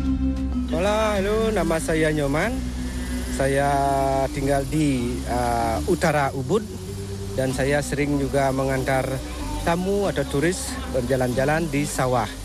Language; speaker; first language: Indonesian; non-native, local second language; Balinese